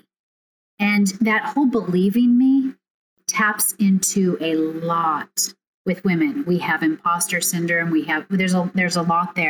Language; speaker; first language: English; native; English